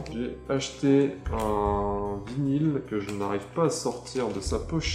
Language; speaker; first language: French; native; French